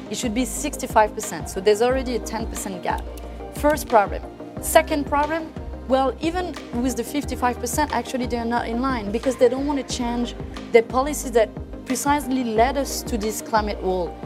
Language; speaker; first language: English; non-native, fluent; French